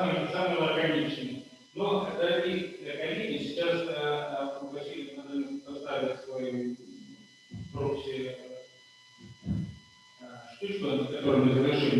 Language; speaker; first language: Russian; native; Russian